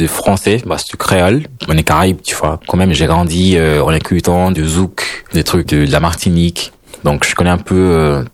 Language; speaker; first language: French; non-native, fluent; Spanish